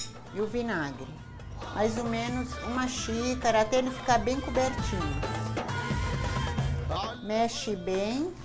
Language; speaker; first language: Portuguese; non-native, fluent; Arabic